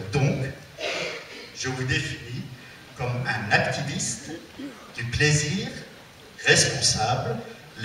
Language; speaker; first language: French; native; French